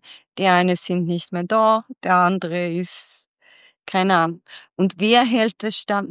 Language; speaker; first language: German; non-native, fluent; Swedish